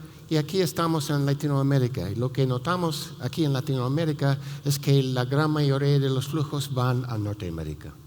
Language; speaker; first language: Spanish; non-native, fluent; English